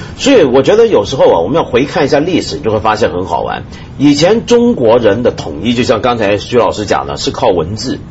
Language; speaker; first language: Chinese; non-native, local second language; Cantonese